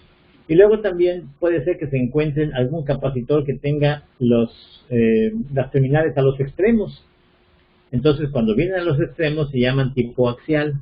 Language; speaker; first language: Spanish; native; Spanish